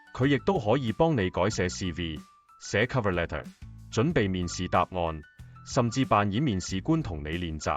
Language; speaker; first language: Cantonese; native; Cantonese